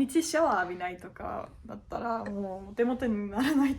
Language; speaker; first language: Japanese; non-native, fluent; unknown